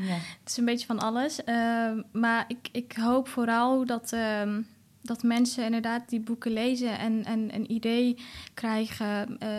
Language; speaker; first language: Dutch; early bilingual, other home language; Arabic